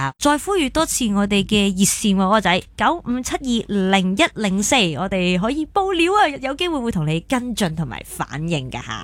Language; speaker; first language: Cantonese; native; Cantonese